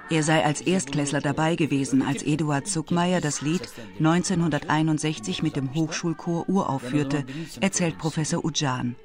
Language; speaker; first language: German; native; German